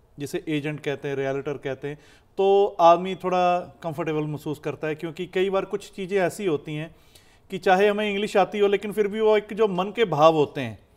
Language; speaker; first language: Hindi; non-native, local second language; Punjabi